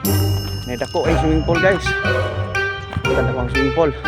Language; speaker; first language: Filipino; non-native, local second language; Cebuano